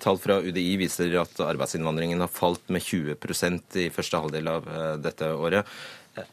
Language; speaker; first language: Norwegian; native; Norwegian